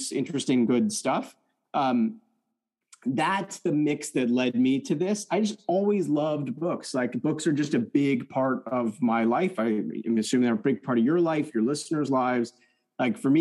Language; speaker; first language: English; early bilingual, other home language; French